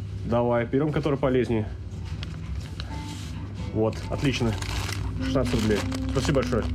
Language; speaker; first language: Russian; early bilingual, heritage; English